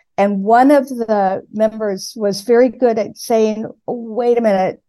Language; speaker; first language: English; native; English